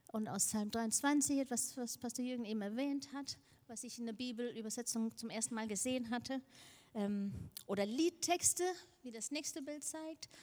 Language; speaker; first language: German; non-native, fluent; Danish